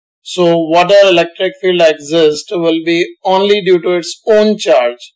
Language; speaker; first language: English; non-native, local second language; Hindi